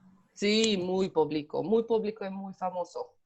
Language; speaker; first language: Spanish; non-native, learner; Hungarian